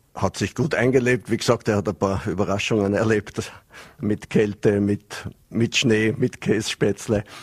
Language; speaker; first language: German; native; German